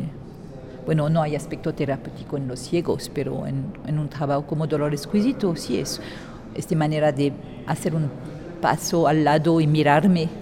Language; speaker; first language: Spanish; non-native, fluent; French